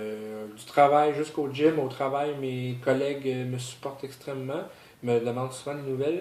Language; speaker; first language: French; native; French